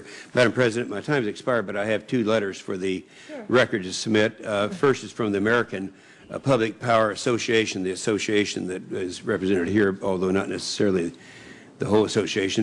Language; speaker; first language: English; native; English